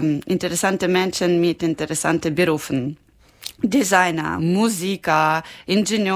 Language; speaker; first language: German; non-native, learner; Ukrainian